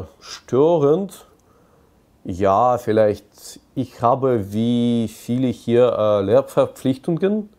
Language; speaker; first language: German; non-native, fluent; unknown